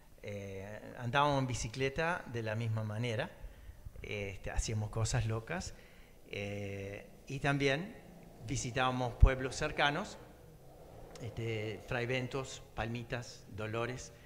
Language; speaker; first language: Spanish; early bilingual, other home language; English